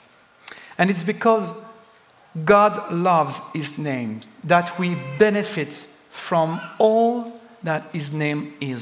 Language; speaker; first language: English; non-native, fluent; French